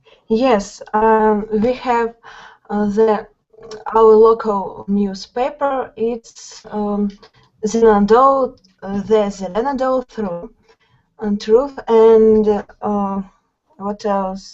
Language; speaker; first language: English; non-native, fluent; Tatar